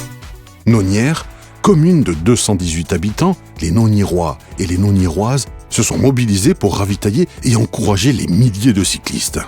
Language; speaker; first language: French; native; French